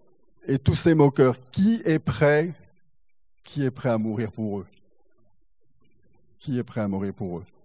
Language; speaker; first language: French; native; French